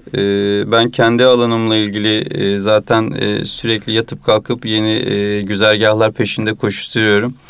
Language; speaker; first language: Turkish; native; Turkish